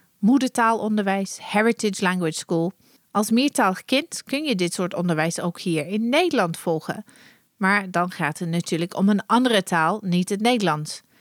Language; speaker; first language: Dutch; non-native, fluent; English